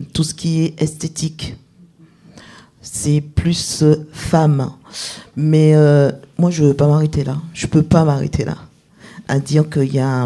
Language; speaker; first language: French; native; French